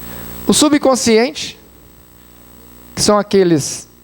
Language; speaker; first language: Portuguese; native; Portuguese